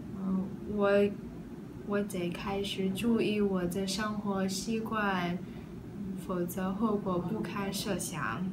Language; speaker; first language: Chinese; non-native, learner; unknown